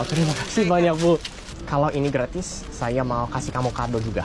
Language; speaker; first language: Indonesian; non-native, learner; English